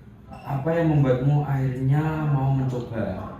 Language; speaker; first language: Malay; non-native, fluent; Indonesian